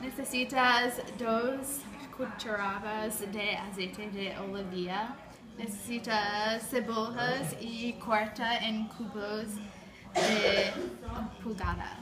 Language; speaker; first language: Spanish; non-native, learner; English